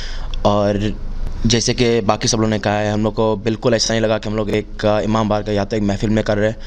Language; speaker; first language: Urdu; early bilingual, heritage; Urdu